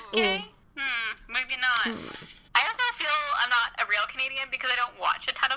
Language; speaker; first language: English; native; English